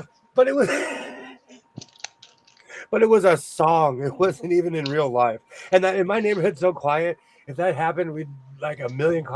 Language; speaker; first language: English; native; English